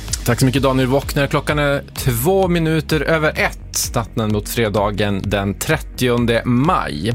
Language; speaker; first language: Swedish; native; Swedish